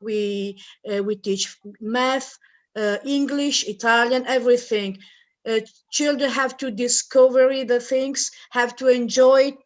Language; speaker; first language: English; non-native, learner; Italian